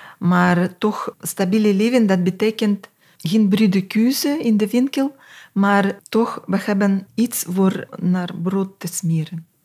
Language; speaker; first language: Dutch; non-native, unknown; Russian